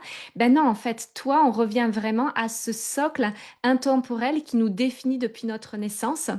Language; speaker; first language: French; native; French